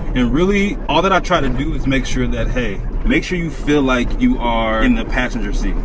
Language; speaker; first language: English; native; English